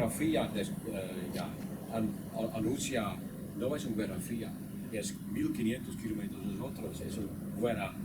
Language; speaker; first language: Spanish; non-native, learner; Dutch